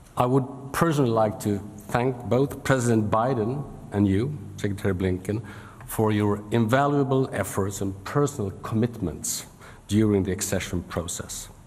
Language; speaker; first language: English; non-native, fluent; Swedish